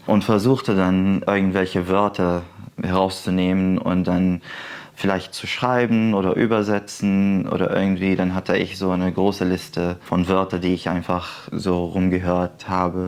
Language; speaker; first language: German; non-native, fluent; Arabic